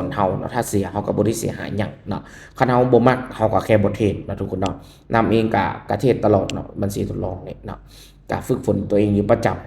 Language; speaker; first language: Thai; non-native, local second language; Northeastern Thai